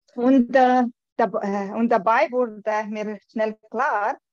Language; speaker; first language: German; non-native, learner; Estonian